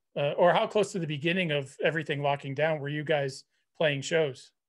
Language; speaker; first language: English; native; English